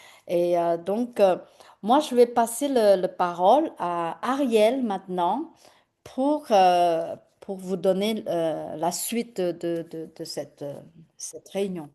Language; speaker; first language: French; non-native, fluent; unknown